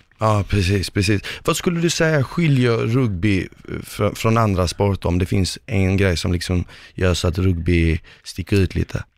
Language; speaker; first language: Swedish; early bilingual, other home language; Bosnian